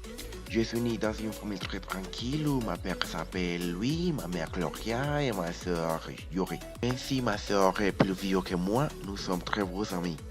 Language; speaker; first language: French; non-native, learner; Spanish